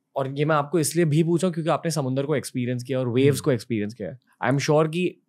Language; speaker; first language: Hindi; native; Hindi